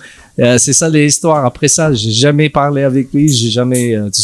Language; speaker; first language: French; non-native, learner; English